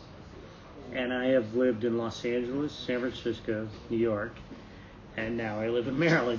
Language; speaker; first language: English; native; English